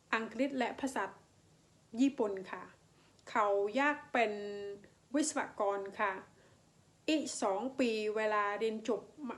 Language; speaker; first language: Thai; non-native, learner; Khmer